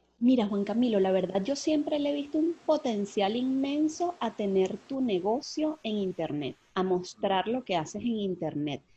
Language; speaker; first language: Spanish; native; Spanish